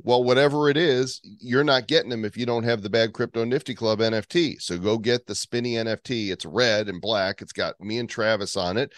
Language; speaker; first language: English; native; English